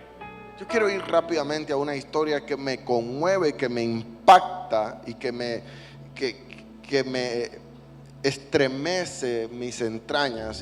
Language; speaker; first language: Spanish; native; Spanish